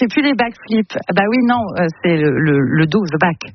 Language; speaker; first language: French; native; French